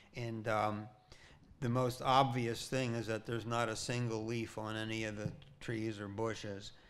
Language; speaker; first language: English; native; English